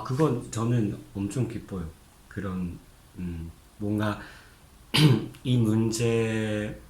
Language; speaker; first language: Korean; non-native, fluent; Japanese